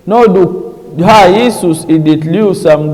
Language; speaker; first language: Danish; non-native, learner; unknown